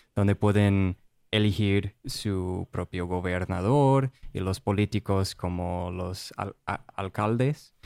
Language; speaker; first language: Spanish; non-native, fluent; English